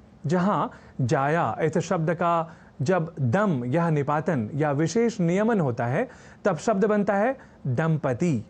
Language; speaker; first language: Hindi; native; Hindi